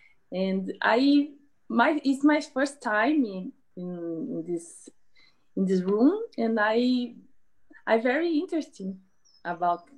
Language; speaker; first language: English; non-native, learner; Portuguese